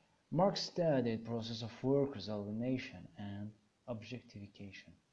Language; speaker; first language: English; non-native, fluent; Arabic